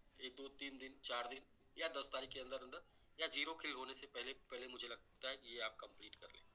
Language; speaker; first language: Hindi; native; Hindi